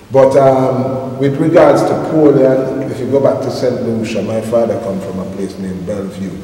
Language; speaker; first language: English; native; English